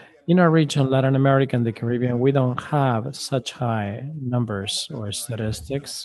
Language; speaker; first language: English; non-native, fluent; Spanish